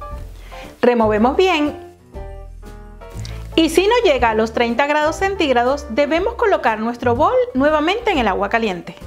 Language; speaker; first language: Spanish; native; Spanish